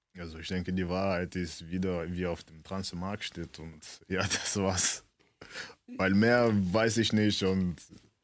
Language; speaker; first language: German; early bilingual, other home language; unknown